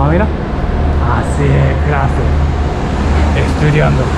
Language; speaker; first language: Spanish; non-native, learner; Japanese